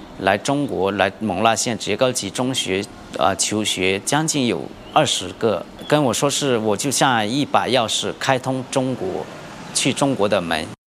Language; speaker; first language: Chinese; non-native, fluent; Lao